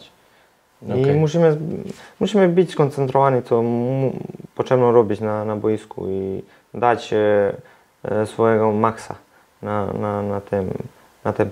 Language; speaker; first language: Polish; non-native, learner; Serbian